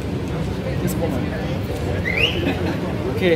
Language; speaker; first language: Spanish; non-native, learner; Korean